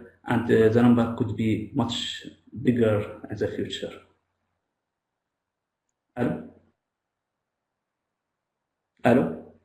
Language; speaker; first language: English; non-native, fluent; Arabic